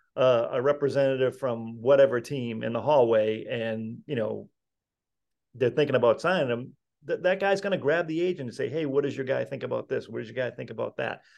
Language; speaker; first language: English; native; English